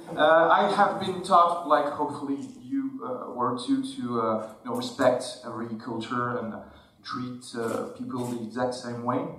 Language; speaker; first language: English; non-native, fluent; Arabic